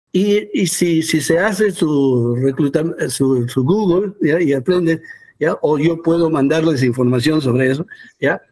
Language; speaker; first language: Spanish; early bilingual, heritage; Spanish